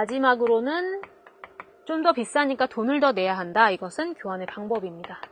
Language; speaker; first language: Korean; native; Korean